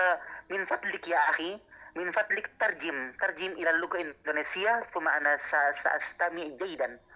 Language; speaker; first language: Arabic; non-native, learner; Indonesian